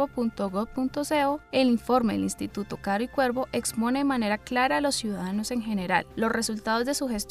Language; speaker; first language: Spanish; native; Spanish